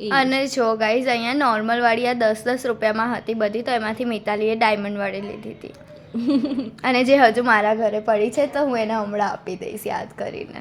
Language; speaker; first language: Gujarati; native; Gujarati